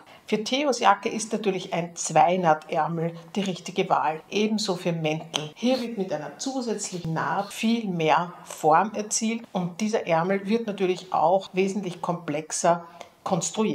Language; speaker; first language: German; native; German